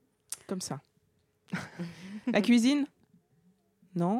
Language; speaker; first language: French; native; French